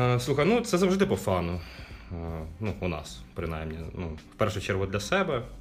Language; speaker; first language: Ukrainian; non-native, local second language; Russian